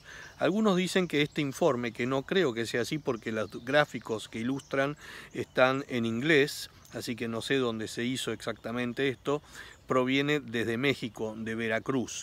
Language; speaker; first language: Spanish; native; Spanish